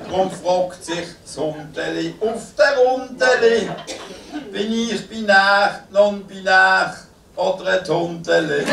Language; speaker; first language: German; native; German